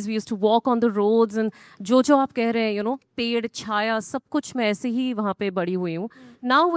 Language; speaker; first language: English; non-native, local second language; Hindi